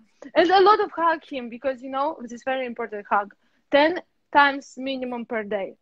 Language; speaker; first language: English; non-native, learner; Russian